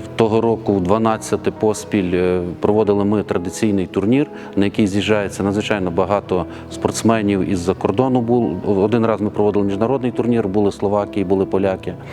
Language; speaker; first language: Ukrainian; native; Ukrainian